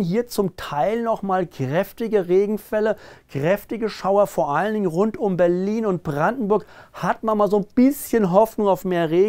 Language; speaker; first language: German; native; German